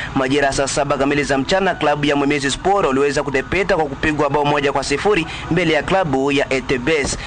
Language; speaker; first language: Swahili; non-native, local second language; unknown